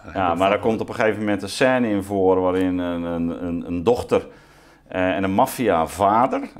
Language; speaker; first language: Dutch; native; Dutch